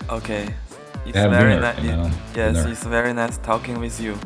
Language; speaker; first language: English; non-native, learner; Chinese